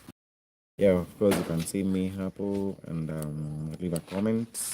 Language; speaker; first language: English; non-native, local second language; Swahili